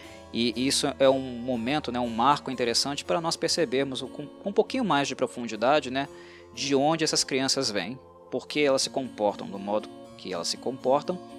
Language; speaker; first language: Portuguese; native; Portuguese